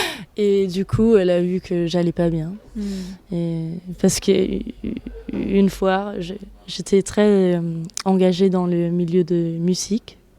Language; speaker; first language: French; non-native, fluent; Danish